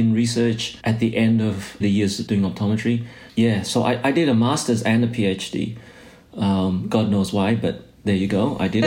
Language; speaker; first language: English; native; English